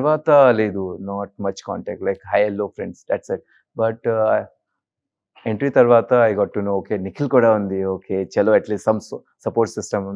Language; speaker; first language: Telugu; non-native, learner; Hindi